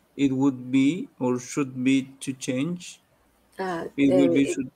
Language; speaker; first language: English; non-native, learner; Spanish